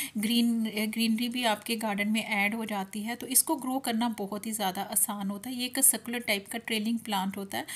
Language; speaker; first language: Hindi; non-native, local second language; Punjabi